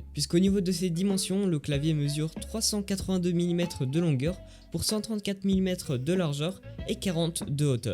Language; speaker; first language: French; native; French